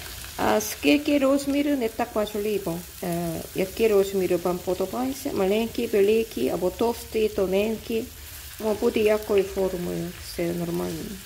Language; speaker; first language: Ukrainian; non-native, learner; Korean